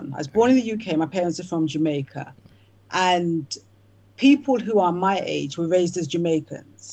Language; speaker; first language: English; native; English